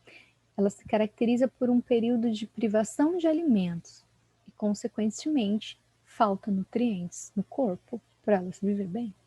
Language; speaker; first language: Portuguese; native; Portuguese